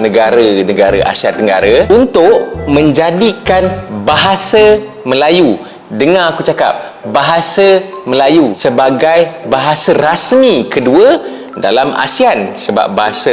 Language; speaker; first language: Malay; native; Malay